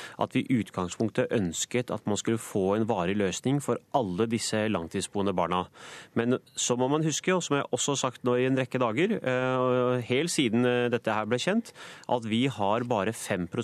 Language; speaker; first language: Norwegian; native; Norwegian